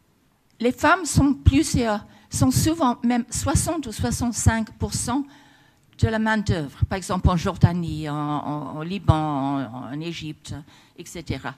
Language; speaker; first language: French; non-native, fluent; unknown